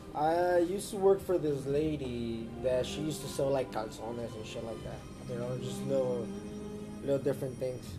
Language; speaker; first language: English; early bilingual, other home language; Spanish